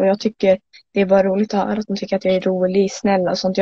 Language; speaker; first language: Swedish; native; Swedish